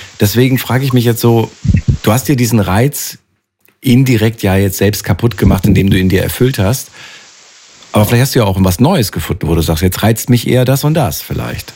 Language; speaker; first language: German; native; German